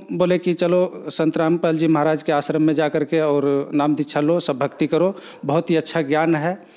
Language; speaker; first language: Hindi; native; Hindi